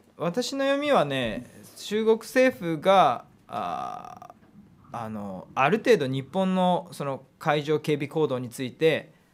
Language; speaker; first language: Japanese; native; Japanese